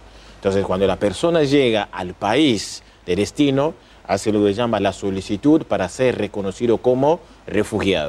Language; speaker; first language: Spanish; non-native, fluent; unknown